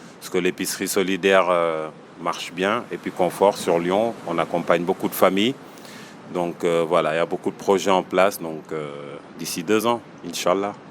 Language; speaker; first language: French; non-native, local second language; Wolof